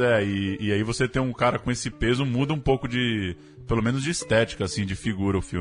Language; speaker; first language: Portuguese; native; Portuguese